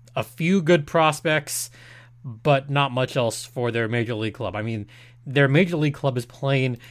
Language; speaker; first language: English; early bilingual, other home language; Spanish